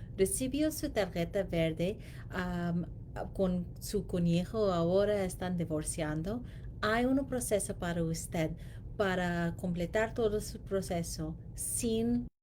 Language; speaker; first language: Spanish; non-native, learner; English